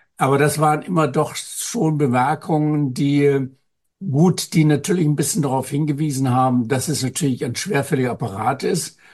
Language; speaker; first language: German; native; German